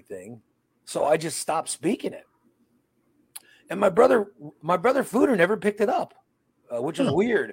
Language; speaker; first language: English; early bilingual, other home language; Spanish